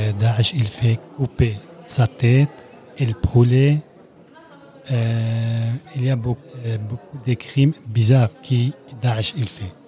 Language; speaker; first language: French; non-native, learner; Kurdish